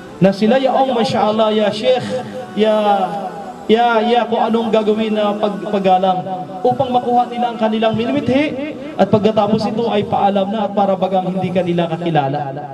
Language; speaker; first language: Filipino; non-native, local second language; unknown